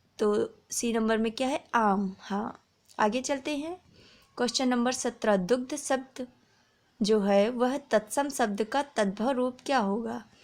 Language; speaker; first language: Hindi; native; Hindi